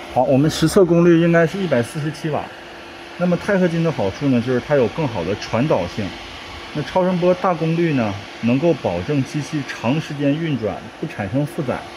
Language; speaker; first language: Chinese; native; Chinese